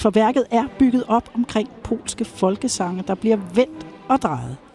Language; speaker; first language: Danish; native; Danish